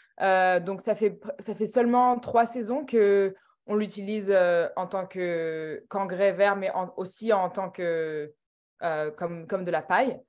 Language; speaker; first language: French; non-native, fluent; English